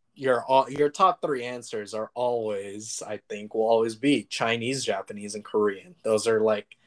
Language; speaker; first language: English; early bilingual, other home language; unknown